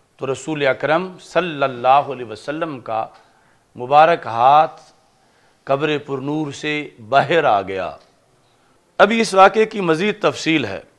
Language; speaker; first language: Urdu; non-native, local second language; Punjabi